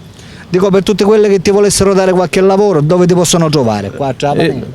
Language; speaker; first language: Italian; native; Italian